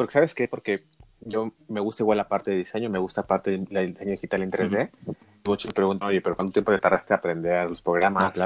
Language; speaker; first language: Spanish; native; Spanish